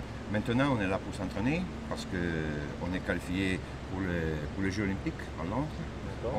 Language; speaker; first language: French; non-native, fluent; Italian